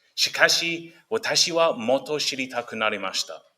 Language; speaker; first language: Japanese; non-native, fluent; English